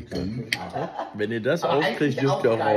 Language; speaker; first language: German; native; German